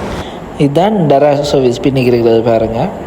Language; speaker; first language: Tamil; native; Tamil